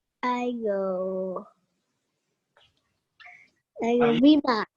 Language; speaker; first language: English; non-native, learner; Vietnamese